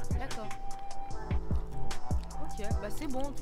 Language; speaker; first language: French; native; French